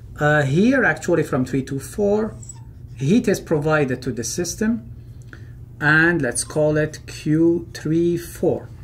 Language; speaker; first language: English; non-native, fluent; Arabic